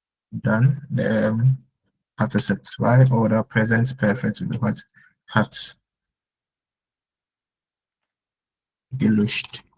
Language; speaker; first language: German; non-native, fluent; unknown